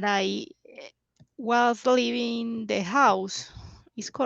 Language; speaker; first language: English; non-native, learner; Spanish